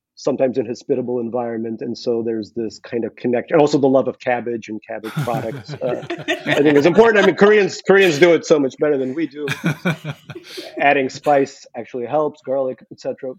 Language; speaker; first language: English; non-native, fluent; Russian